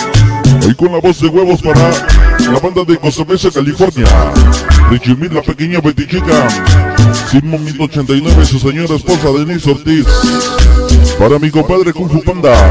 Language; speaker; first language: Spanish; native; Spanish